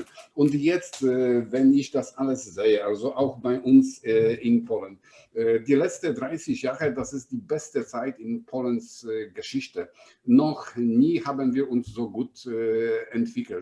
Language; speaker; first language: German; non-native, fluent; Polish